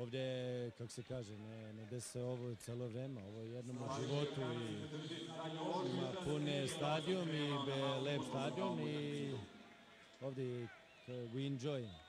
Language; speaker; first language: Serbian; early bilingual, heritage; Swedish